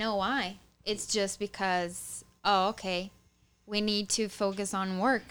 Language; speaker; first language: English; non-native, fluent; Portuguese